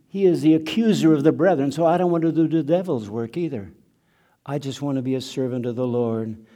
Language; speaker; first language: English; non-native, fluent; German